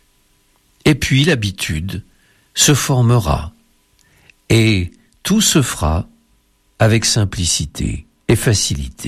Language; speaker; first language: French; native; French